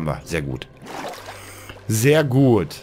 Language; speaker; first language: German; native; German